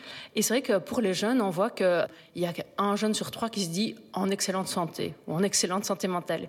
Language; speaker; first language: French; native; French